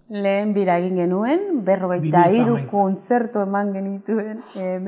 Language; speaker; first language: Basque; non-native, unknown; Spanish